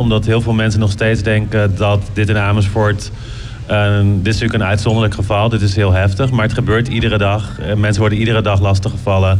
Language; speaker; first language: Dutch; native; Dutch